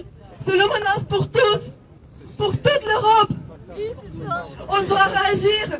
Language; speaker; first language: French; non-native, learner; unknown